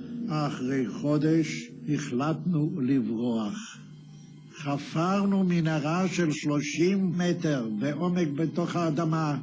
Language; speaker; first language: Hebrew; non-native, fluent; Yiddish